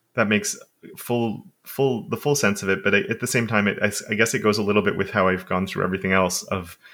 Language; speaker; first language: English; native; English